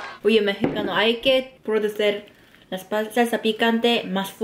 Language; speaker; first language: Spanish; non-native, learner; Korean